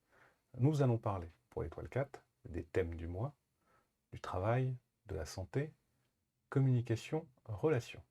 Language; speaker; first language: French; native; French